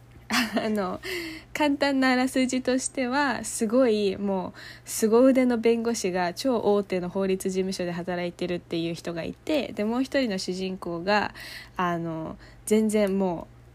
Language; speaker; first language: Japanese; native; Japanese